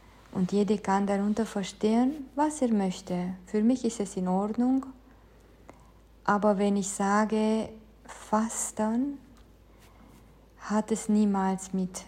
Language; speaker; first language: German; non-native, fluent; Romanian